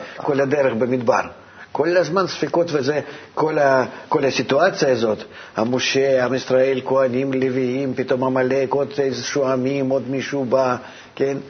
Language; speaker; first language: Hebrew; non-native, fluent; Russian